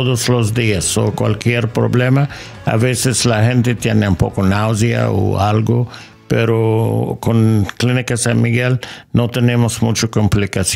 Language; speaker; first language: Spanish; non-native, fluent; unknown